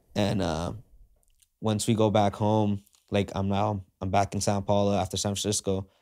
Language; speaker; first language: English; native; English